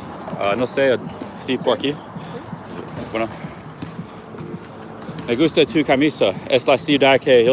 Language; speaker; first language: Spanish; non-native, learner; English